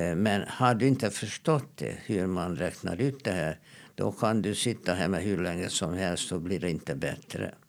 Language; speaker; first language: Swedish; non-native, fluent; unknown